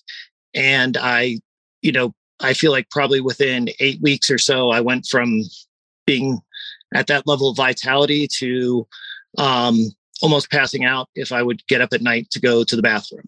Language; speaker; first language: English; native; English